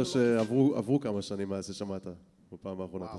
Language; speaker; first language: Hebrew; native; Hebrew